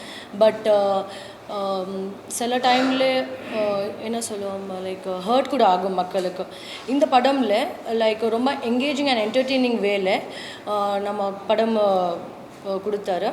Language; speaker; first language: Tamil; non-native, learner; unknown